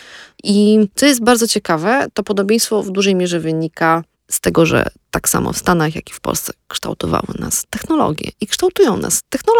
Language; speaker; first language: Polish; native; Polish